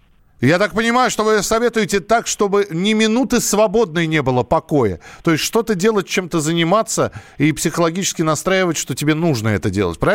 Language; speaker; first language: Russian; native; Russian